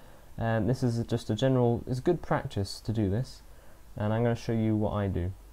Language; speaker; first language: English; native; English